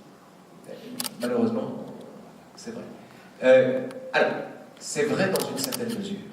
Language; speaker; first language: French; native; French